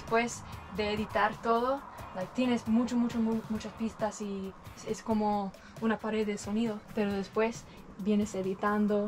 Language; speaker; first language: Spanish; non-native, fluent; English